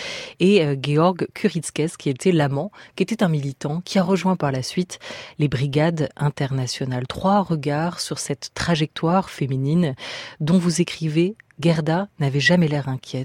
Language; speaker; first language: French; native; French